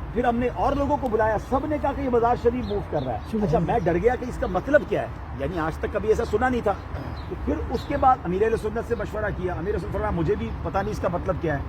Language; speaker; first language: Urdu; native; Urdu